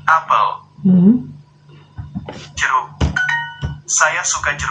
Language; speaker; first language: Indonesian; non-native, learner; German